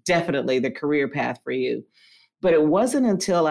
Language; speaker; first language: English; native; English